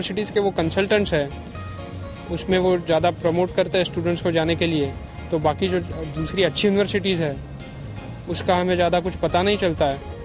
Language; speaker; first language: Hindi; native; Hindi